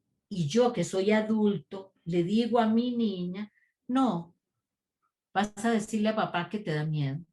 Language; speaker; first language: Spanish; native; Spanish